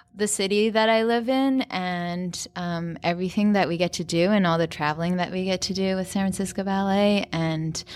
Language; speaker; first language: English; native; English